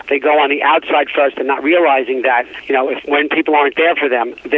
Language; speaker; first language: English; native; English